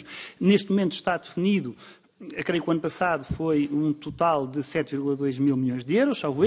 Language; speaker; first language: Portuguese; native; Portuguese